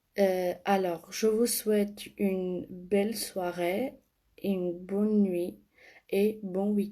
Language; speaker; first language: French; non-native, fluent; Armenian